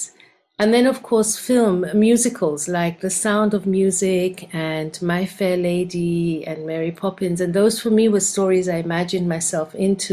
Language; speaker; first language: English; non-native, local second language; Ganda